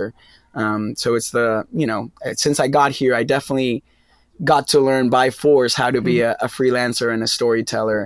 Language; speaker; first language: English; non-native, fluent; Spanish